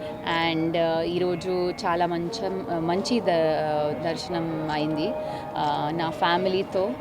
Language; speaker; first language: Telugu; non-native, fluent; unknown